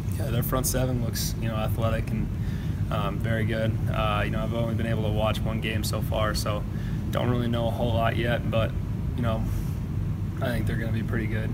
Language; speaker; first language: English; native; English